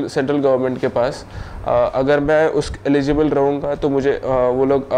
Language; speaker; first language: Hindi; non-native, local second language; Marathi